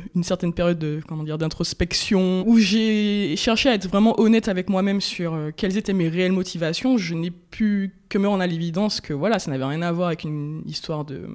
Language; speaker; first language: French; native; French